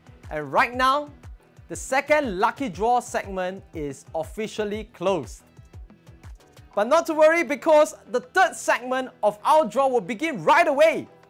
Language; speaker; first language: English; non-native, local second language; Chinese